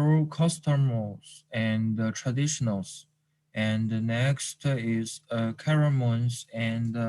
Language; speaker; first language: English; non-native, learner; Chinese